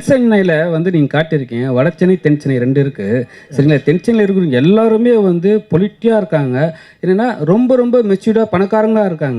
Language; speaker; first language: Tamil; native; Tamil